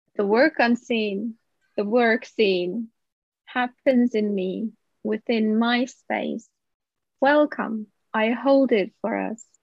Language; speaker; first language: English; non-native, fluent; Finnish